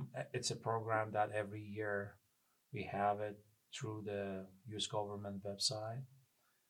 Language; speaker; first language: English; non-native, fluent; Persian